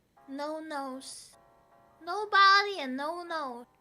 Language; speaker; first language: English; non-native, learner; Min Nan Chinese